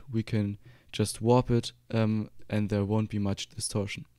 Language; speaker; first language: English; non-native, fluent; German